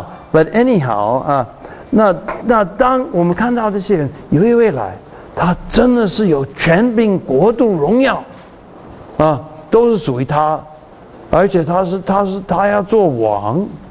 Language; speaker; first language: Chinese; early bilingual, heritage; Chinese